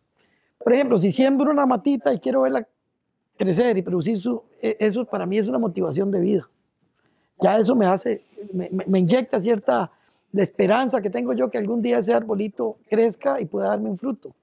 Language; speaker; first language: Spanish; native; Spanish